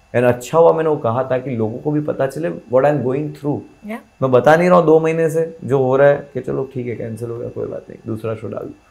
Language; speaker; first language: Hindi; non-native, local second language; Gujarati